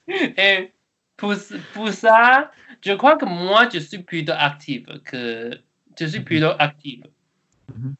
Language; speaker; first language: French; non-native, learner; Chinese